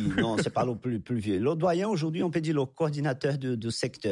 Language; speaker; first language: French; non-native, fluent; Portuguese